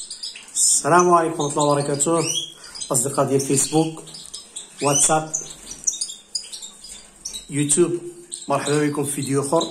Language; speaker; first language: Arabic; native; Arabic